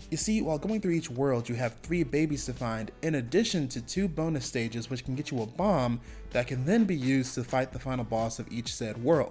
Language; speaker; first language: English; native; English